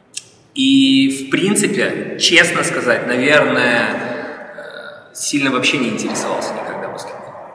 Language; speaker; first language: Russian; native; Russian